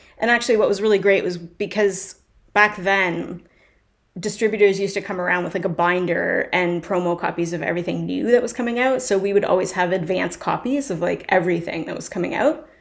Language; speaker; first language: English; native; English